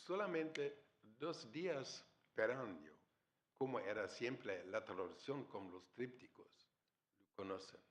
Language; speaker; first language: Spanish; non-native, fluent; German